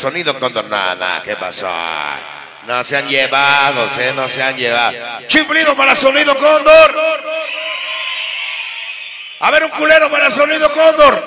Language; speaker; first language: Spanish; native; Spanish